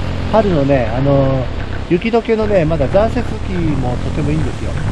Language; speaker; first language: Japanese; native; Japanese